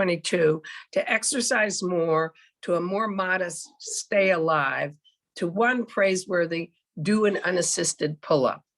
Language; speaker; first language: English; native; English